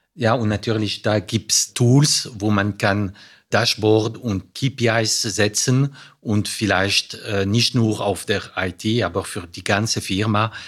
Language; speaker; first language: German; non-native, fluent; French